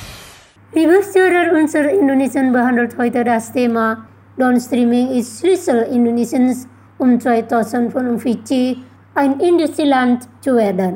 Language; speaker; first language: German; non-native, fluent; Indonesian